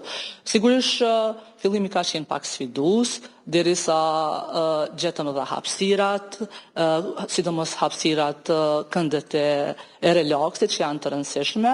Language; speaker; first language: Albanian; native; Albanian